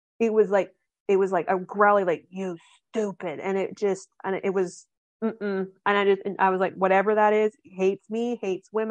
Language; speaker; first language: English; native; English